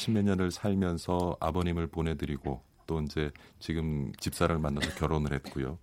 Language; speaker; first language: Korean; native; Korean